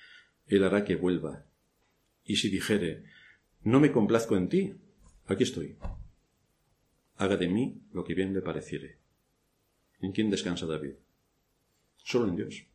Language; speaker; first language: Spanish; native; Spanish